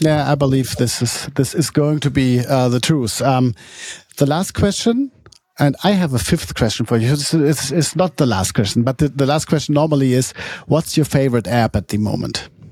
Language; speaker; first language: English; non-native, fluent; German